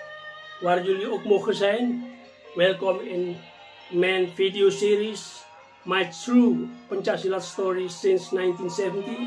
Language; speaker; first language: Dutch; non-native, fluent; Indonesian